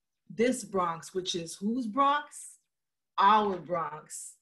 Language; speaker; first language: English; early bilingual, other home language; Spanish